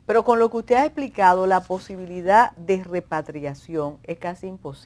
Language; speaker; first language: Spanish; native; Spanish